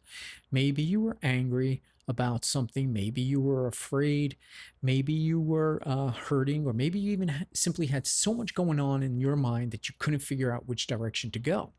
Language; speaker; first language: English; native; English